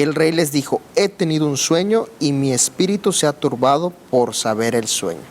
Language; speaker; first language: Spanish; native; Spanish